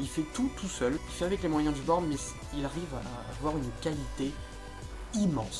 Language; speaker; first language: French; native; French